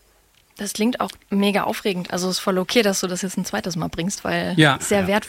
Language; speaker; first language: German; native; German